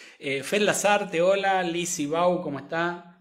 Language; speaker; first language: Spanish; native; Spanish